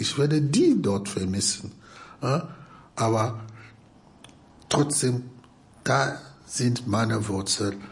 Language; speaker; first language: German; non-native, fluent; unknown